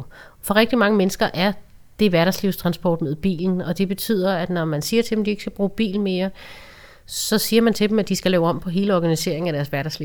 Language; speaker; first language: Danish; native; Danish